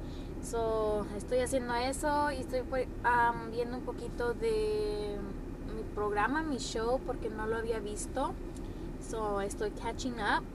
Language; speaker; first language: Spanish; early bilingual, heritage; Spanish